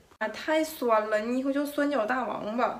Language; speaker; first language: Chinese; native; Chinese